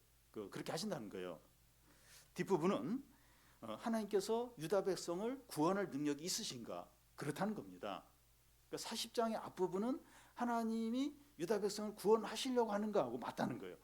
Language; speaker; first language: Korean; native; Korean